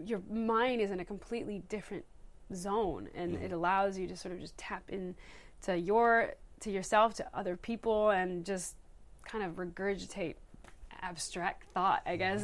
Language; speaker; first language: English; native; English